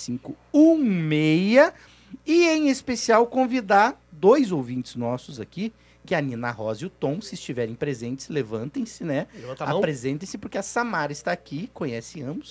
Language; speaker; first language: Portuguese; native; Portuguese